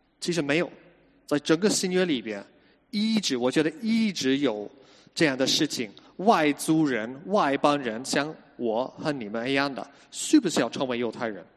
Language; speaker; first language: Chinese; non-native, fluent; English